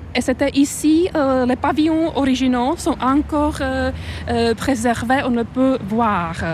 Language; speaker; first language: French; non-native, fluent; Czech